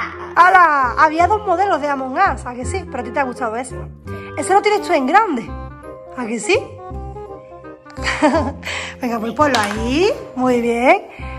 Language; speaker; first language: Spanish; native; Spanish